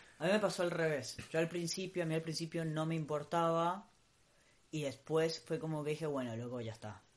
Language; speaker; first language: Spanish; native; Spanish